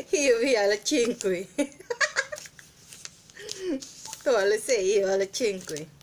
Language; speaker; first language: Italian; non-native, learner; Filipino